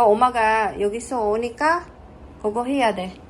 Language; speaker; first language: Korean; non-native, learner; Filipino